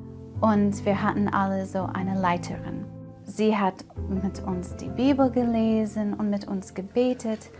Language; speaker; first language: German; non-native, fluent; English